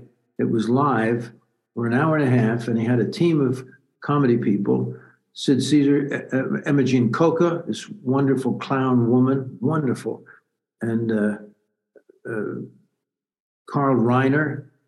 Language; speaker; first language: English; native; English